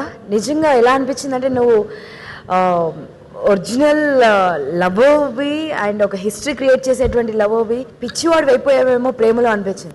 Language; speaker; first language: Telugu; native; Telugu